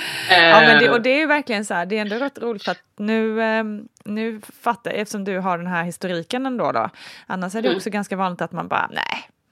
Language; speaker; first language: Swedish; native; Swedish